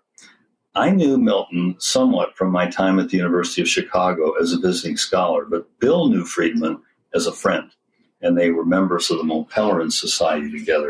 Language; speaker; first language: English; native; English